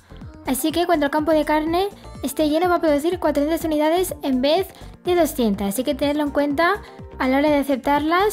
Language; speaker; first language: Spanish; native; Spanish